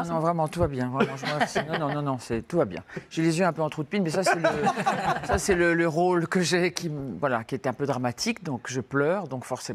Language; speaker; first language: French; native; French